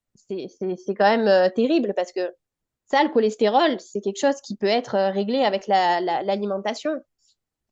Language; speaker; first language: French; native; French